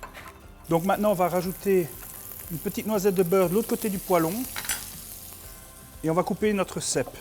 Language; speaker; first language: French; native; French